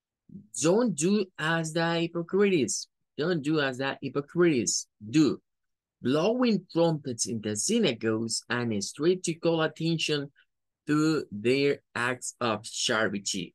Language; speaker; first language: English; non-native, fluent; Spanish